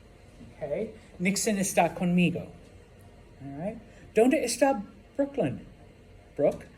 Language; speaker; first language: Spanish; non-native, fluent; English